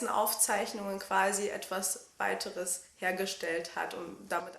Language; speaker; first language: German; native; German